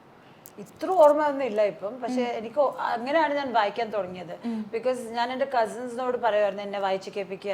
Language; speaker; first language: Malayalam; non-native, local second language; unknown